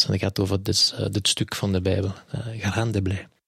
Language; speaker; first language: Dutch; non-native, fluent; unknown